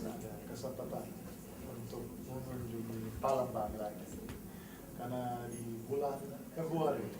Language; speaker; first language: Indonesian; non-native, fluent; English